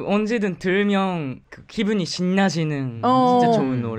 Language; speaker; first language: Korean; non-native, fluent; Japanese